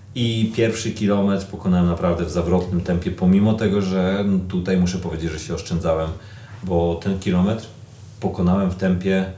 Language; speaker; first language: Polish; native; Polish